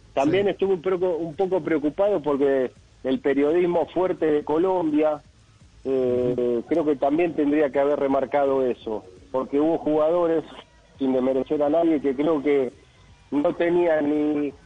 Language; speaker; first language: Spanish; native; Spanish